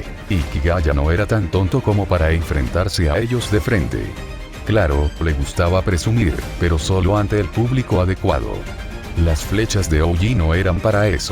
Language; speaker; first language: Spanish; native; Spanish